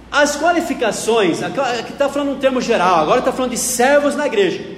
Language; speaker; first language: Portuguese; non-native, fluent; English